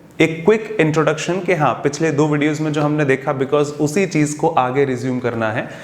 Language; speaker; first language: Hindi; native; Hindi